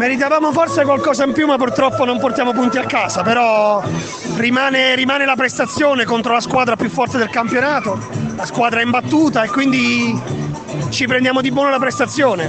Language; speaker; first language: Italian; native; Italian